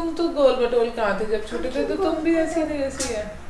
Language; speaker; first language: Hindi; native; Hindi